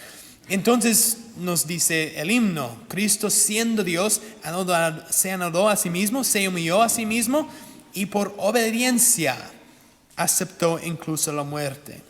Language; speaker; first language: Spanish; non-native, fluent; English